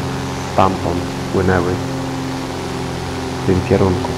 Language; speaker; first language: Polish; native; Polish